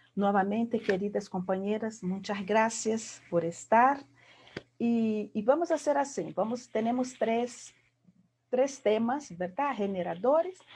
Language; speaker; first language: Spanish; non-native, fluent; Portuguese